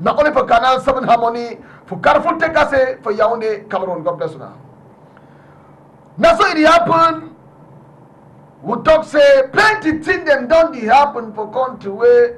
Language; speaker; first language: English; native; English